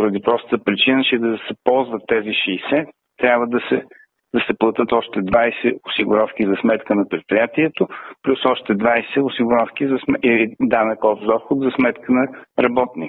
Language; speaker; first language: Bulgarian; native; Bulgarian